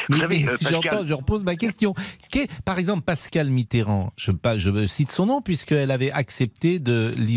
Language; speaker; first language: French; native; French